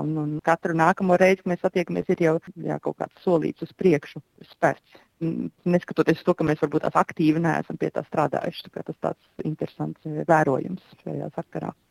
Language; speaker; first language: Latvian; native; Latvian